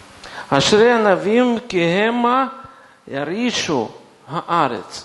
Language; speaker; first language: Hebrew; non-native, fluent; Russian